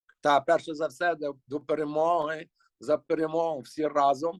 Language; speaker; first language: Ukrainian; early bilingual, heritage; Ukrainian